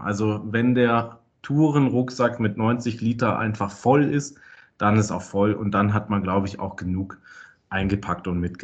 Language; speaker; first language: German; native; German